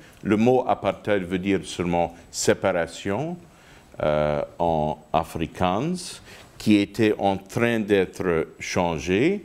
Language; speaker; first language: French; non-native, fluent; English